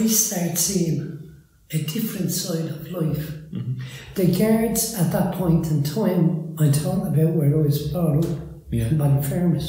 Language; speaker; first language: English; native; English